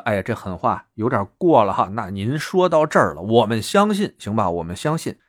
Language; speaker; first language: Chinese; native; Chinese